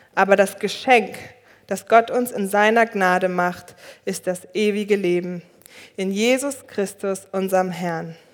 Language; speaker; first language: German; early bilingual, other home language; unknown